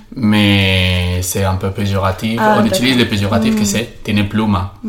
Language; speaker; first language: French; non-native, fluent; Spanish